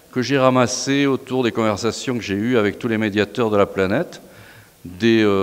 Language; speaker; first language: French; native; French